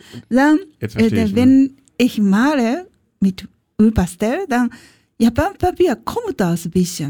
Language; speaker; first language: German; non-native, learner; Japanese